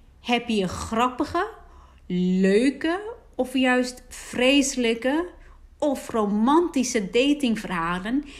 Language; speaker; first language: Dutch; native; Dutch